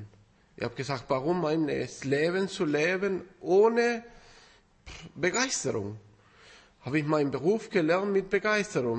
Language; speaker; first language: German; non-native, fluent; Spanish